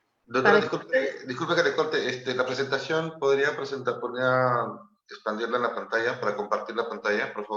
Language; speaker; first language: Spanish; native; Spanish